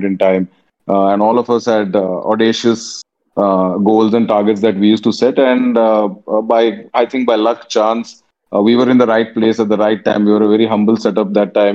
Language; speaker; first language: English; non-native, local second language; Tamil